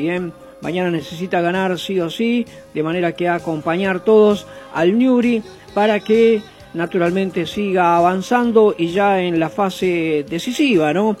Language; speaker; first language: Spanish; native; Spanish